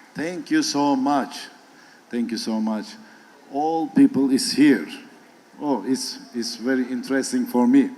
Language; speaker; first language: English; non-native, learner; Turkish